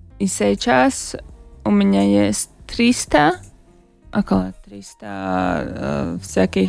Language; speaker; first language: Russian; non-native, local second language; Latvian